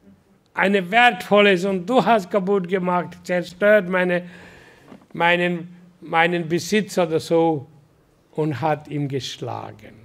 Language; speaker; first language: German; non-native, learner; Hindi